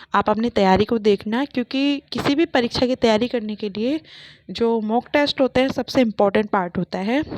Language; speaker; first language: Hindi; native; Hindi